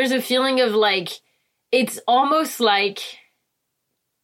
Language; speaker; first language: English; non-native, fluent; French